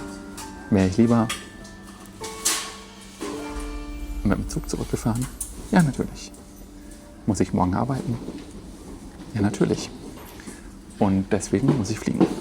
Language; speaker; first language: German; native; German